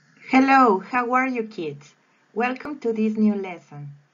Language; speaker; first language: English; non-native, fluent; Spanish